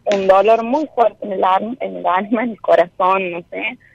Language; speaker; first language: Spanish; native; Spanish